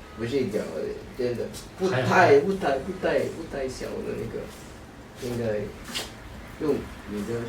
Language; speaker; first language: Chinese; non-native, learner; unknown